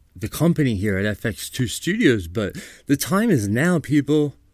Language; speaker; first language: English; native; English